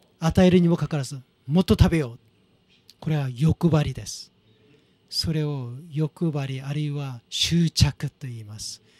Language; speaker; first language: Japanese; non-native, fluent; Korean